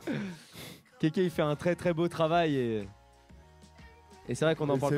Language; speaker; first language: French; native; French